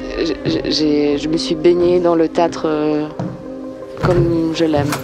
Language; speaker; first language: French; non-native, fluent; Ukrainian